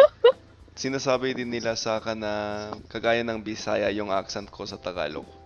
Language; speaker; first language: Filipino; non-native, fluent; English